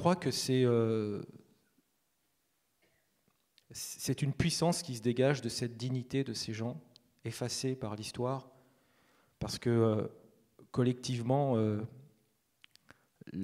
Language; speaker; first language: French; native; French